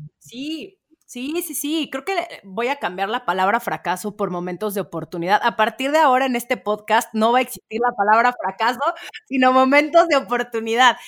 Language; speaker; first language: Spanish; native; Spanish